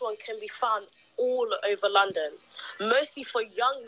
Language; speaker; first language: English; native; English